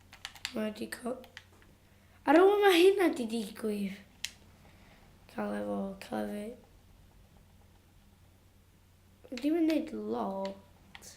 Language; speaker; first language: Welsh; non-native, local second language; English